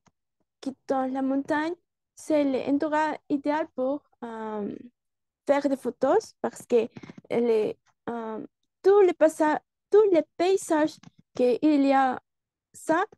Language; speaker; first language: French; non-native, learner; Spanish